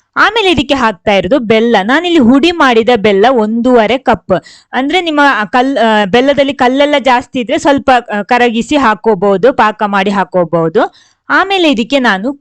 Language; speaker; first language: Kannada; non-native, local second language; Tulu